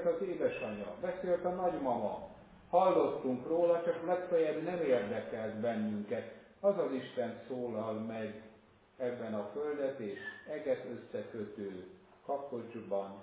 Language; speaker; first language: Hungarian; native; Hungarian